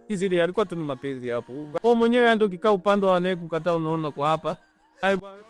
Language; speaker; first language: Swahili; native; Swahili